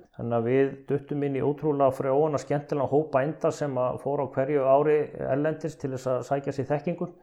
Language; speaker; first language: Icelandic; native; Icelandic